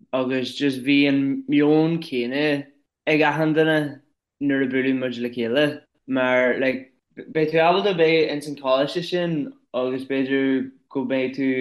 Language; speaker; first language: Irish; non-native, local second language; English